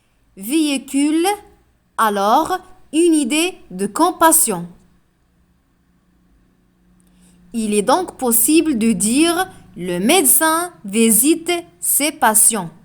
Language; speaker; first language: French; non-native, local second language; Arabic